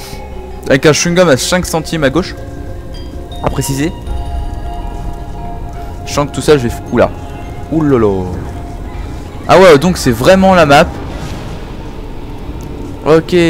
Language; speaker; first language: French; native; French